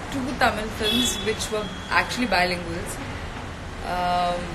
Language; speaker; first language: English; non-native, local second language; Hindi